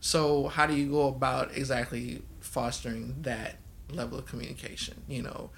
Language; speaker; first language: English; native; English